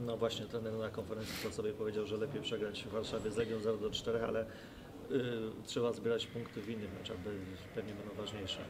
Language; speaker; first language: Polish; native; Polish